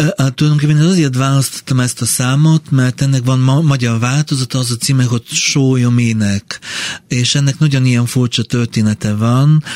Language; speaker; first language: Hungarian; non-native, fluent; Bulgarian